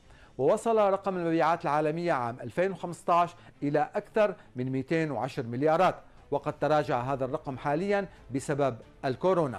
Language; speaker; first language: Arabic; native; Arabic